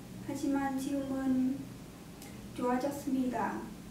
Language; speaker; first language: Korean; non-native, learner; Vietnamese